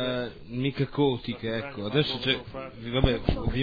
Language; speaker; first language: Italian; native; Italian